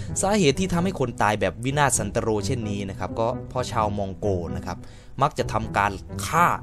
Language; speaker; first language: Thai; native; Thai